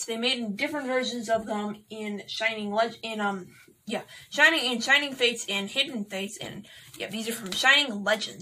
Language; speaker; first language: English; native; English